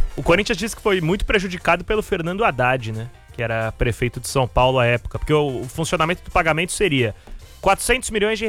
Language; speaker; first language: Portuguese; native; Portuguese